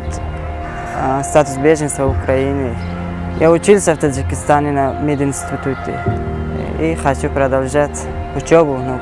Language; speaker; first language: Russian; non-native, local second language; Tajik